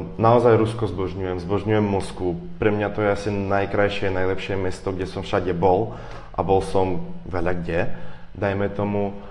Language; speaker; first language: Slovak; non-native, fluent; Russian